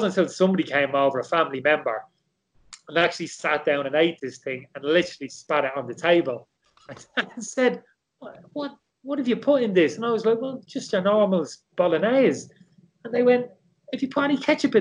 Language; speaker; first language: English; native; English